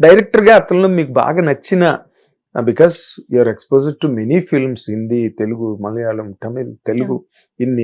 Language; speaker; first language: Telugu; native; Telugu